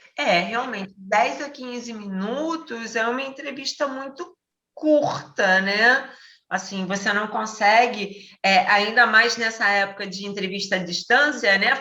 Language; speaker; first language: Portuguese; native; Portuguese